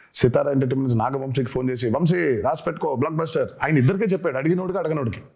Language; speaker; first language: Telugu; native; Telugu